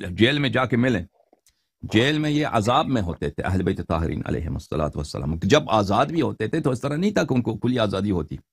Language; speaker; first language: Urdu; non-native, fluent; Persian